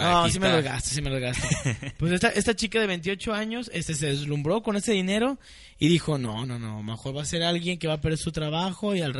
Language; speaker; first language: Spanish; native; Spanish